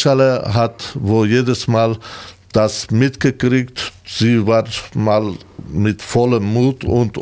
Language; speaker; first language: German; non-native, learner; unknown